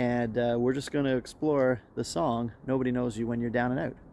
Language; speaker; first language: English; native; English